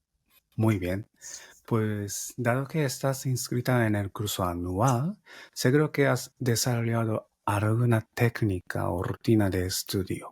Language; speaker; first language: Spanish; non-native, fluent; Japanese